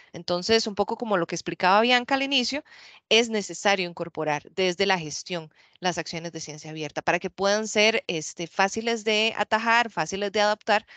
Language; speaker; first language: Spanish; native; Spanish